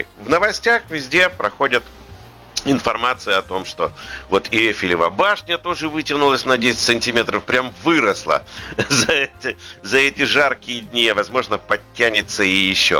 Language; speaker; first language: Russian; native; Russian